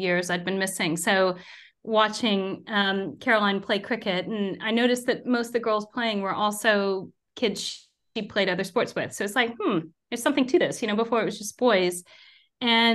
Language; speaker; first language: English; native; English